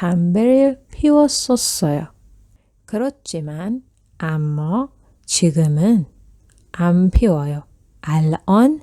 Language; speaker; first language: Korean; non-native, fluent; Persian